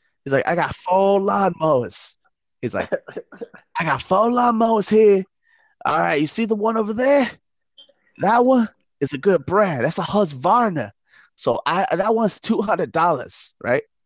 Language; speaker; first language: English; early bilingual, other home language; Spanish